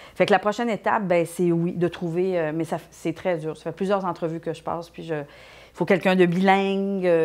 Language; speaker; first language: French; native; French